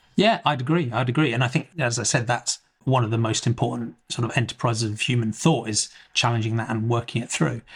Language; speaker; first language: English; native; English